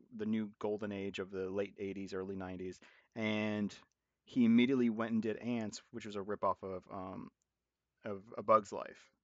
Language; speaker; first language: English; native; English